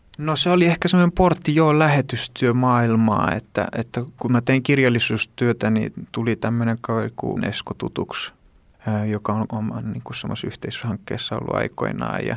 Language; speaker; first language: Finnish; early bilingual, heritage; Greek